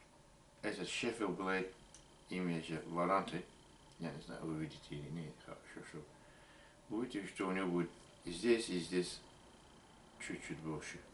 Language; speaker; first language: Russian; non-native, learner; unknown